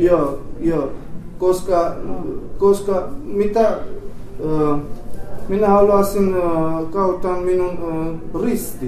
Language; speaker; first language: Finnish; non-native, learner; Armenian